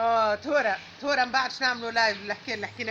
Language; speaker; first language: Arabic; native; Arabic